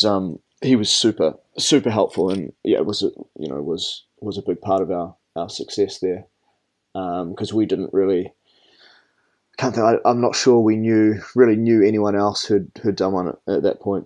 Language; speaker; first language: English; native; English